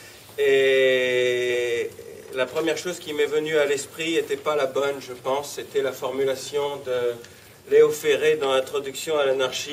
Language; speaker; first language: French; native; French